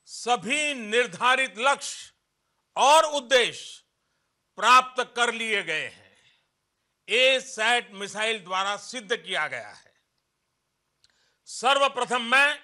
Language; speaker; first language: Hindi; non-native, local second language; Marathi